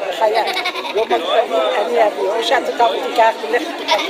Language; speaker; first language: Hebrew; non-native, learner; Arabic